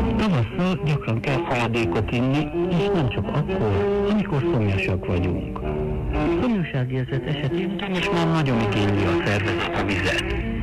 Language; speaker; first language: Hungarian; non-native, fluent; Chinese